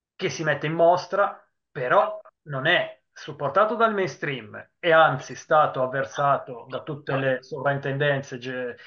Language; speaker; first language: Italian; native; Italian